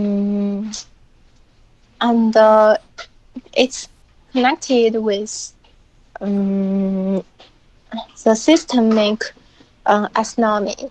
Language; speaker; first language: English; non-native, learner; Chinese